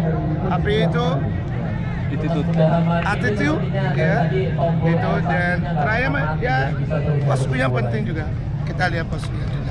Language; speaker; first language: Indonesian; non-native, fluent; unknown